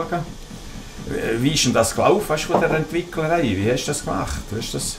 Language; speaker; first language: German; native; German